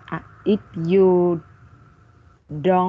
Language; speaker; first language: English; non-native, learner; Vietnamese